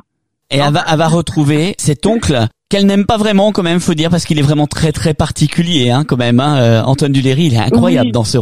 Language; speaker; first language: French; native; French